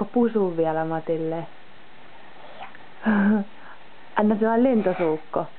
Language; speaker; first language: Finnish; native; Finnish